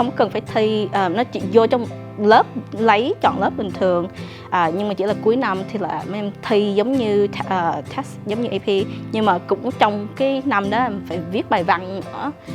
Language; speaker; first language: Vietnamese; early bilingual, heritage; Vietnamese